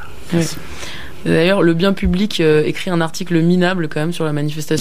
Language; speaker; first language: French; native; French